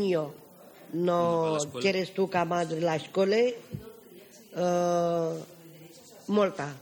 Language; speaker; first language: Spanish; non-native, learner; Romany